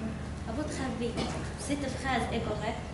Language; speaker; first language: French; non-native, fluent; Arabic